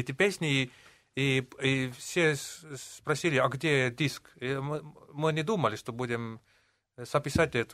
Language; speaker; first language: Russian; non-native, local second language; Estonian